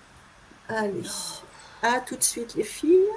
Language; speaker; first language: French; native; French